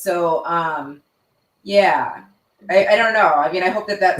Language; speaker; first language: English; native; English